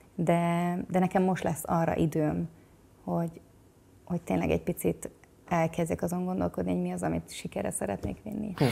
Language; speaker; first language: Hungarian; native; Hungarian